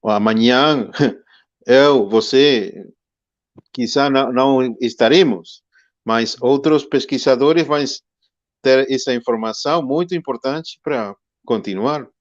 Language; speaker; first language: Portuguese; non-native, fluent; Spanish